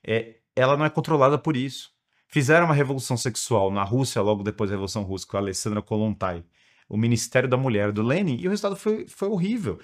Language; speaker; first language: Portuguese; native; Portuguese